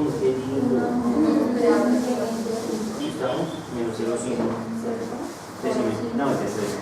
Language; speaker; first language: Spanish; native; Spanish